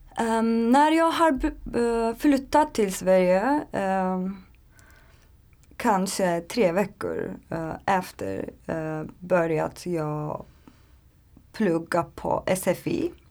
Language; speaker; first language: Swedish; non-native, learner; Turkish